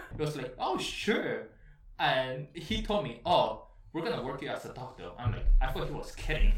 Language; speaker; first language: English; early bilingual, heritage; Spanish